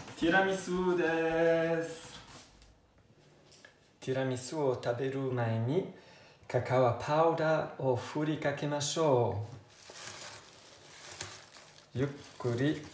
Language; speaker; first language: Japanese; non-native, learner; Italian